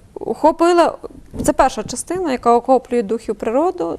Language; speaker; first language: Ukrainian; native; Ukrainian